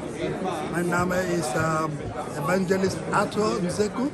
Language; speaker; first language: German; non-native, learner; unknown